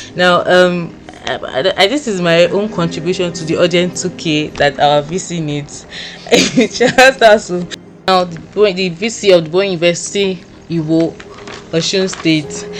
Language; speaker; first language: English; non-native, local second language; Yoruba